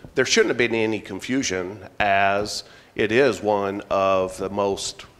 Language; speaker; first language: English; native; English